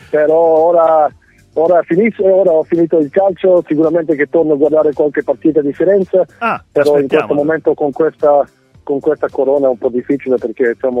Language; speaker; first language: Italian; non-native, fluent; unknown